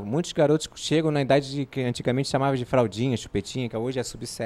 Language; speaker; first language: Portuguese; native; Portuguese